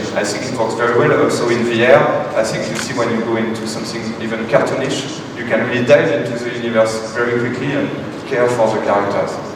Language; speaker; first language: English; non-native, fluent; French